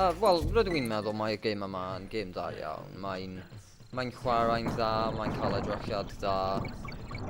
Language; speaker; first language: Welsh; non-native, local second language; English